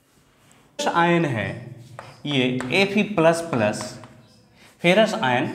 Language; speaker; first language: Hindi; native; Hindi